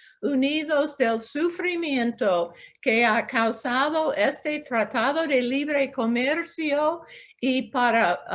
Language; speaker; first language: Spanish; non-native, local second language; English